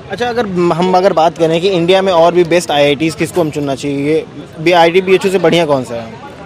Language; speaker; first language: Hindi; native; Hindi